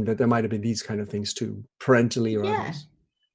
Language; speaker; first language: English; native; English